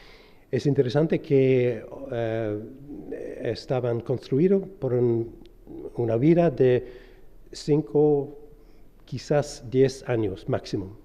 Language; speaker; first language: Spanish; non-native, fluent; English